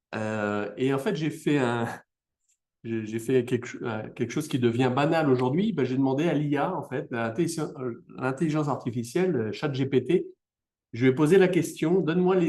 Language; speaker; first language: French; native; French